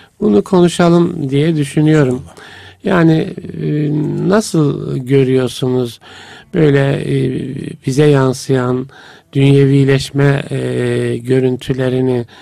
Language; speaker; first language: Turkish; native; Turkish